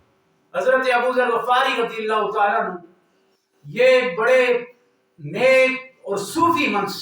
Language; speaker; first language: Urdu; native; Urdu